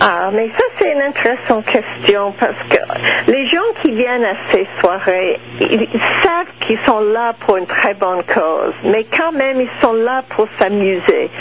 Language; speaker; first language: French; non-native, local second language; English